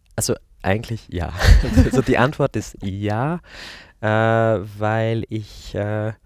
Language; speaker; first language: German; non-native, fluent; Hungarian